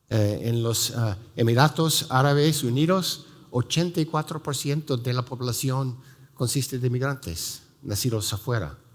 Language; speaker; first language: Spanish; non-native, fluent; English